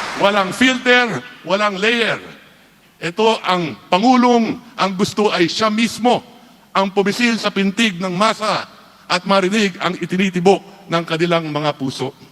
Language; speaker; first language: Filipino; native; Filipino